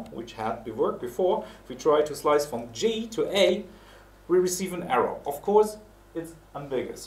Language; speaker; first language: English; non-native, fluent; German